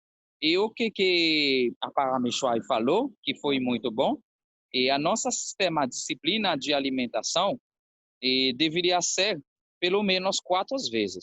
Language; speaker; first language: Portuguese; non-native, fluent; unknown